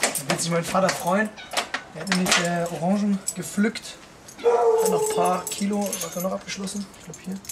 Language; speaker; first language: German; early bilingual, other home language; Turkish